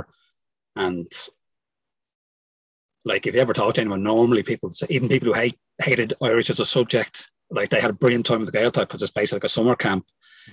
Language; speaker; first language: English; native; English